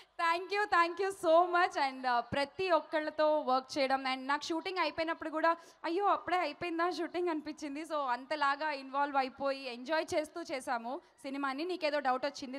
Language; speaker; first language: Telugu; native; Telugu